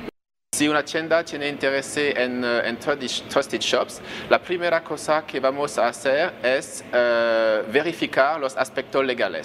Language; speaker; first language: Spanish; non-native, fluent; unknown